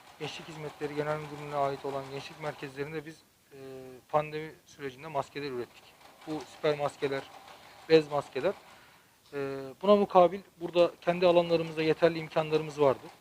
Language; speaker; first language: Turkish; native; Turkish